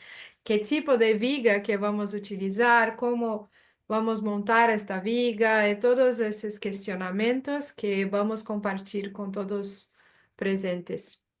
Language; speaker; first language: Spanish; non-native, learner; Portuguese